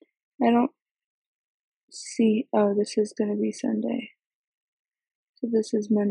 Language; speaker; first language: English; native; English